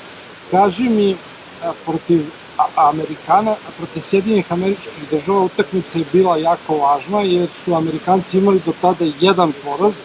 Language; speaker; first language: Serbian; native; Serbian